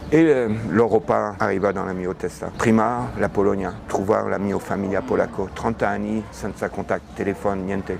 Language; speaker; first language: Italian; non-native, learner; French